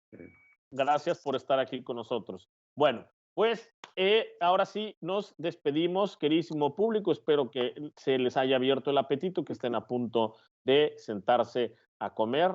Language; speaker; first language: Spanish; native; Spanish